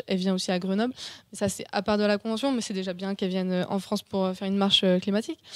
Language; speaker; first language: French; native; French